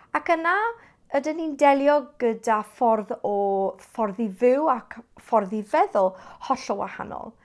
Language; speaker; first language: Welsh; non-native, local second language; English